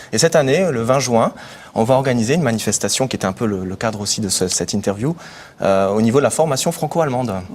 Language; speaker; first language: French; native; French